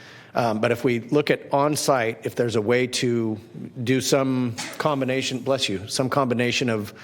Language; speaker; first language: English; native; English